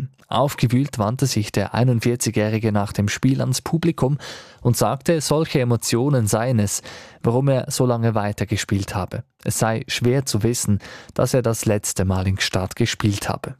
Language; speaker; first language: German; native; German